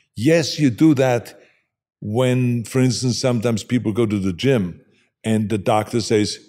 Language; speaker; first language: English; non-native, fluent; German